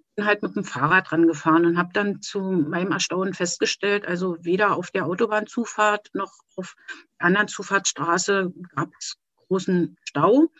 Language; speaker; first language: German; native; German